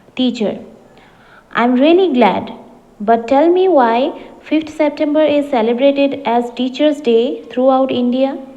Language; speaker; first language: English; non-native, local second language; Assamese